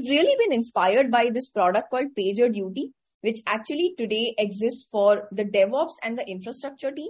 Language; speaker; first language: English; non-native, local second language; Hindi